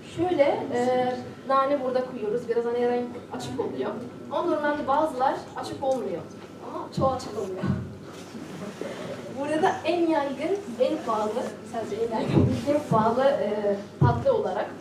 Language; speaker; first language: Turkish; non-native, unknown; Arabic